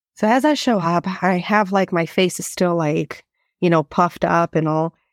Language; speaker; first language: English; non-native, fluent; Portuguese